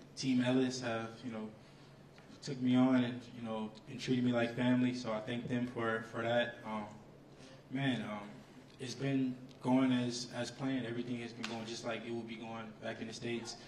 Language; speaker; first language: English; native; English